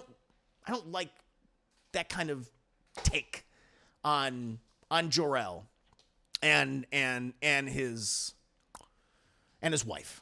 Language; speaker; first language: English; native; English